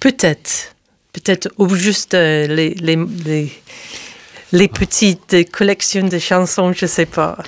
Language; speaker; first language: French; non-native, fluent; English